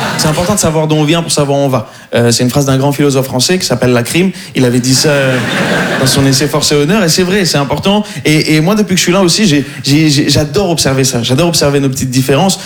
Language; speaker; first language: French; non-native, local second language; Arabic